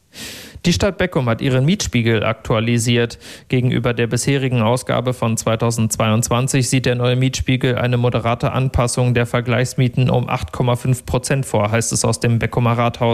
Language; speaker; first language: German; native; German